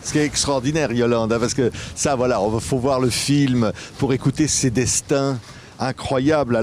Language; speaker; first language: French; native; French